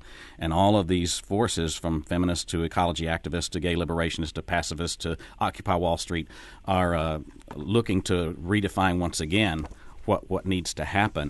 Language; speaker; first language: English; native; English